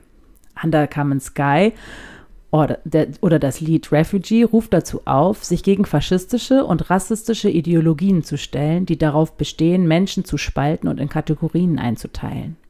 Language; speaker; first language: German; native; German